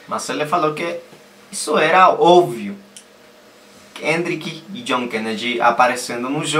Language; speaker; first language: Portuguese; non-native, fluent; Spanish